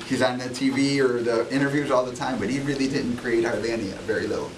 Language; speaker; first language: English; early bilingual, other home language; Spanish